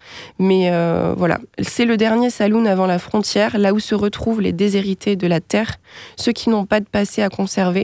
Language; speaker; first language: French; native; French